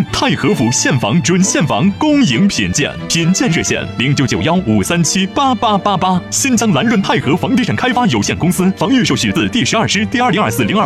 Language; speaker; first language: Chinese; native; Chinese